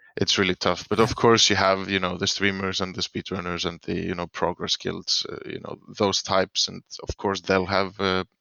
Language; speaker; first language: English; non-native, fluent; Swedish